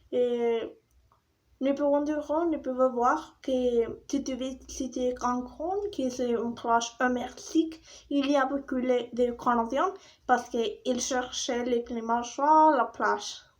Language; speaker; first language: French; non-native, learner; Spanish